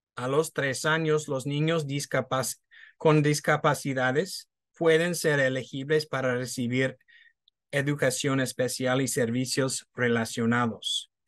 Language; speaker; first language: Spanish; non-native, fluent; English